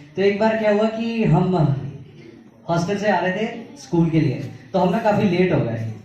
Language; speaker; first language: Hindi; native; Hindi